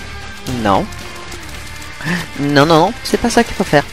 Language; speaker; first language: French; native; French